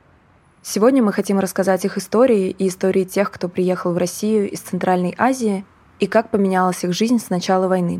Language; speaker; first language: Russian; native; Russian